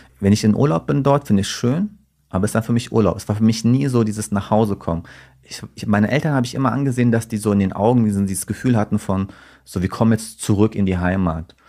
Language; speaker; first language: German; early bilingual, other home language; Turkish